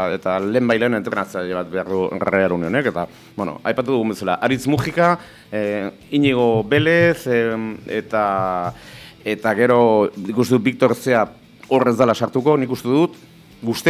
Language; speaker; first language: Basque; native; Basque